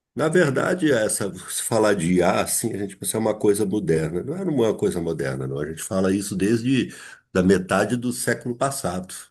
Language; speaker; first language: Portuguese; native; Portuguese